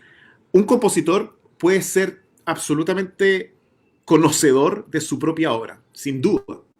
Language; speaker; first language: Spanish; native; Spanish